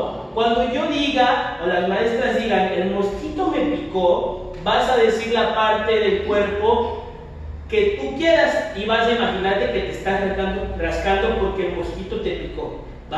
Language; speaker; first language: Spanish; native; Spanish